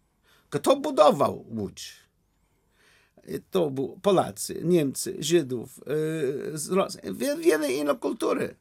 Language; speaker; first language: Polish; non-native, learner; English